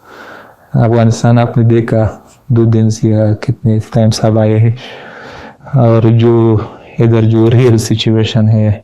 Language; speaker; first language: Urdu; non-native, learner; Pashto